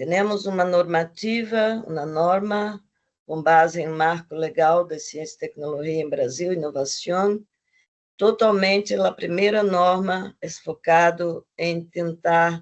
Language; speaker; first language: Portuguese; non-native, fluent; Spanish